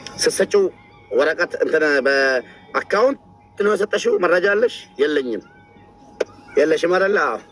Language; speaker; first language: Amharic; non-native, local second language; Oromo